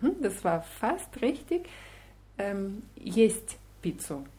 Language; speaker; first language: German; non-native, fluent; Russian